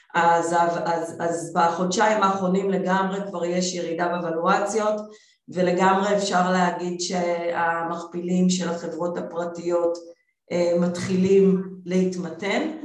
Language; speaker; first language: Hebrew; native; Hebrew